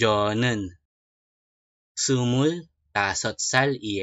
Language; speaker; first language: Korean; non-native, learner; Filipino